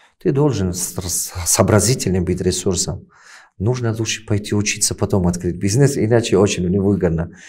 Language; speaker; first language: Russian; non-native, local second language; Tajik